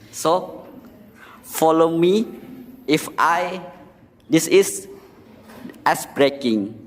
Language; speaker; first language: English; non-native, learner; Indonesian